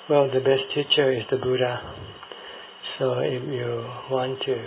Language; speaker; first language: English; non-native, fluent; Thai